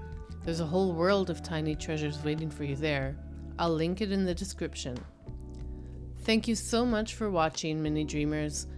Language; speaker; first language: English; native; English